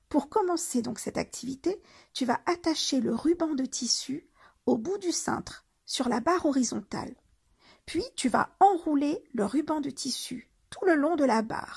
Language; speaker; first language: French; native; French